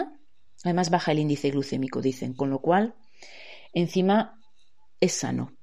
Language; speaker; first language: Spanish; native; Spanish